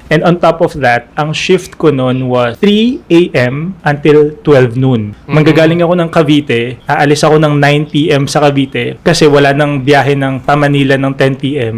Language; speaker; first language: Filipino; native; Filipino